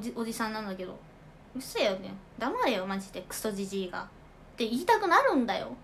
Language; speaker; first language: Japanese; native; Japanese